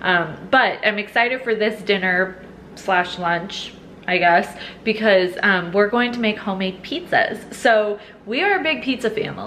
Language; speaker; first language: English; native; English